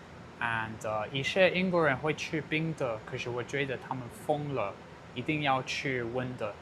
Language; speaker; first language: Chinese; non-native, fluent; English